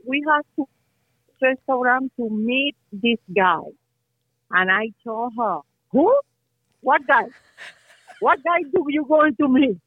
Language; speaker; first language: English; non-native, learner; Spanish